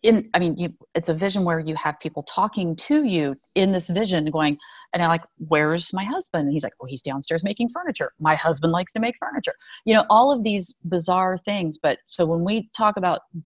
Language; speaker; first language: English; native; English